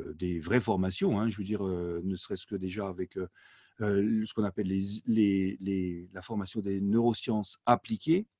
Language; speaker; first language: French; non-native, local second language; Swiss German